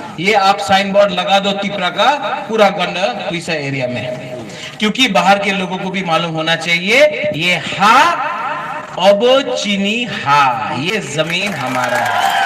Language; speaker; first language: Hindi; non-native, local second language; Kok Borok